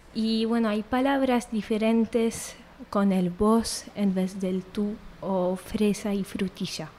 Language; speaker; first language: Spanish; non-native, fluent; French